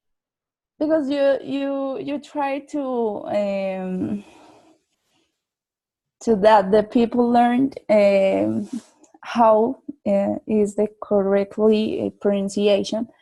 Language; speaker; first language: English; non-native, learner; Spanish